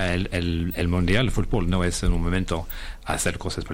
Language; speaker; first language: Spanish; non-native, fluent; English